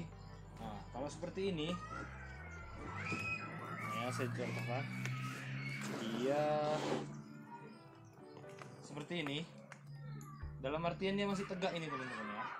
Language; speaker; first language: Indonesian; native; Indonesian